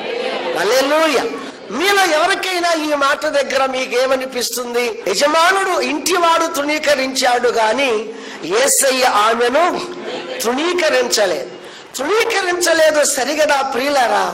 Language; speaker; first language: Telugu; native; Telugu